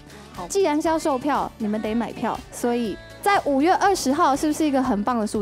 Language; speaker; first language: Chinese; native; Chinese